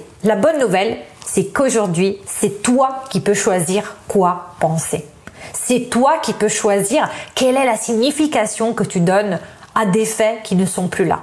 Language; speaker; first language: French; non-native, fluent; Italian